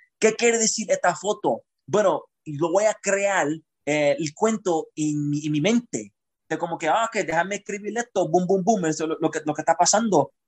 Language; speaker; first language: Spanish; early bilingual, heritage; Spanish